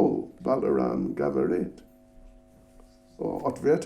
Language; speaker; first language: Russian; non-native, learner; English